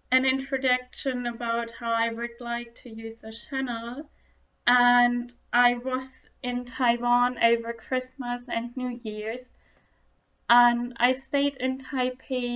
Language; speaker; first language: English; non-native, fluent; German